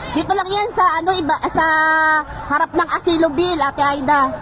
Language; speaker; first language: Filipino; native; Filipino